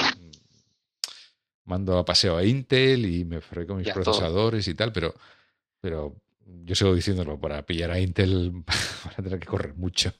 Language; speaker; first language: Spanish; native; Spanish